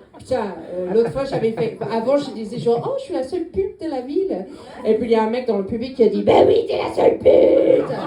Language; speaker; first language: French; non-native, fluent; English